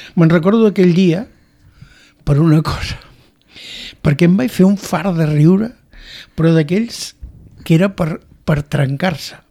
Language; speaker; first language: Catalan; native; Catalan